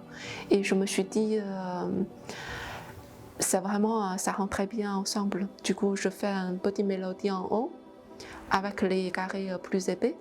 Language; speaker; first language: French; non-native, fluent; Chinese